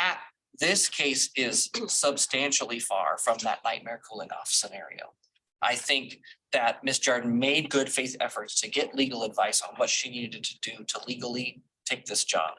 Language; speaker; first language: English; native; English